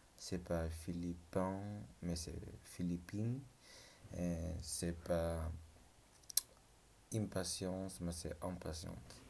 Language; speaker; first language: French; non-native, learner; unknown